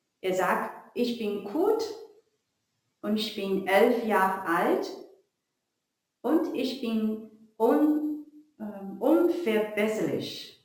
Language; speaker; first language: German; non-native, learner; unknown